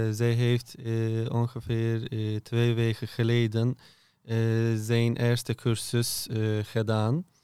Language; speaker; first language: Dutch; non-native, learner; Turkish